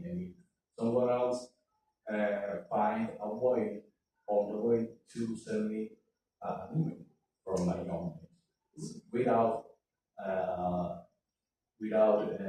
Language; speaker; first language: English; non-native, learner; Spanish